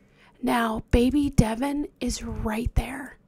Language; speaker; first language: English; native; English